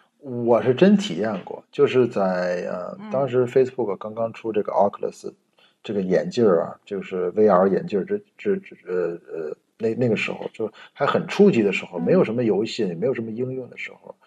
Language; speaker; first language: Chinese; native; Chinese